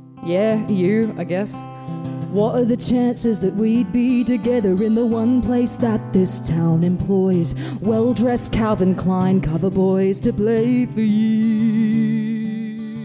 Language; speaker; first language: English; native; English